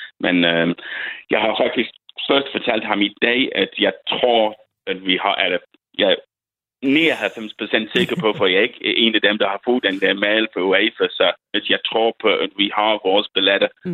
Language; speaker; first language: Danish; non-native, fluent; English